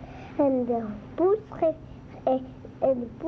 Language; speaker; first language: Dutch; early bilingual, other home language; Arabic